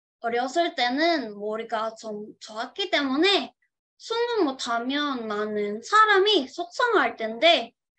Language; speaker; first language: Korean; non-native, learner; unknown